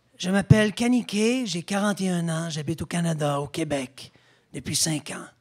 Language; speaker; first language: French; native; French